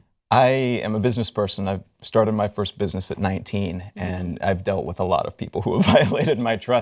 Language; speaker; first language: English; native; English